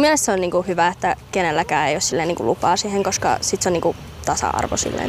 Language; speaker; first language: Finnish; native; Finnish